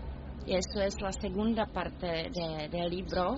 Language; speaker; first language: Spanish; non-native, fluent; Czech